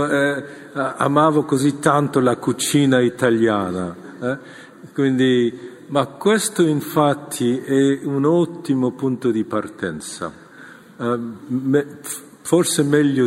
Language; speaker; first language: Italian; non-native, fluent; Korean